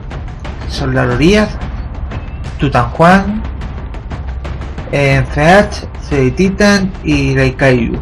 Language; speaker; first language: Spanish; native; Spanish